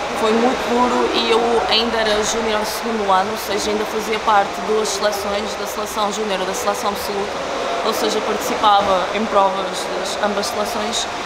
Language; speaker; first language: Portuguese; early bilingual, other home language; Ukrainian